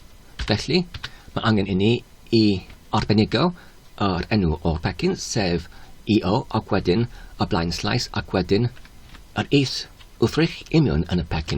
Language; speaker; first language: Welsh; non-native, learner; Polish